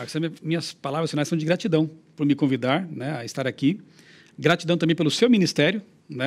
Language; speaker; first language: Portuguese; native; Portuguese